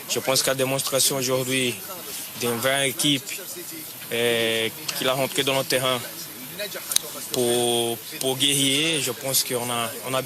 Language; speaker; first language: French; non-native, fluent; Portuguese